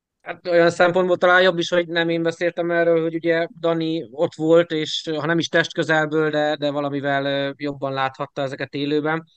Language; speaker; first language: Hungarian; native; Hungarian